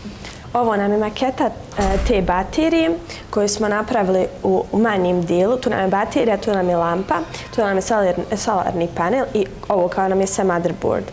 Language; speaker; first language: Bosnian; native; Bosnian